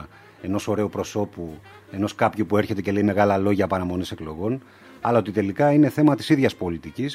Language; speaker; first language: Greek; native; Greek